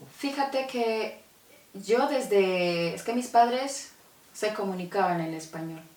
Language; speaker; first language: Spanish; non-native, local second language; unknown